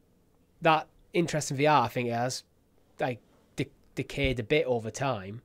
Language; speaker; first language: English; native; English